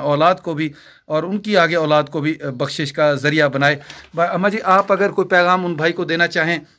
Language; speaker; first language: Urdu; non-native, local second language; Punjabi